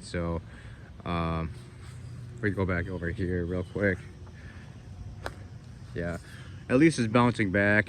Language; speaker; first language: English; native; English